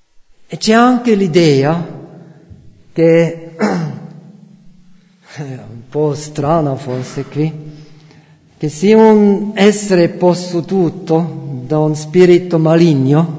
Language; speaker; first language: Italian; non-native, fluent; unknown